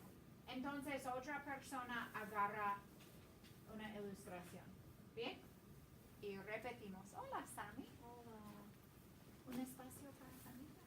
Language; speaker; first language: Spanish; non-native, fluent; English